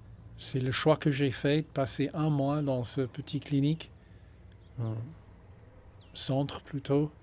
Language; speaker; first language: French; non-native, fluent; English